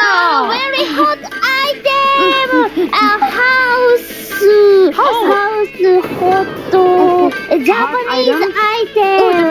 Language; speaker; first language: English; non-native, learner; Japanese